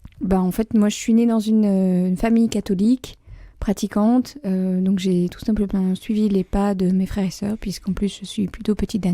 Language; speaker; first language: French; native; French